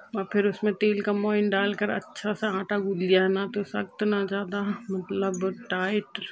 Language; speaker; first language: Hindi; native; Hindi